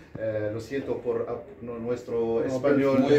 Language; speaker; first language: Spanish; non-native, learner; Arabic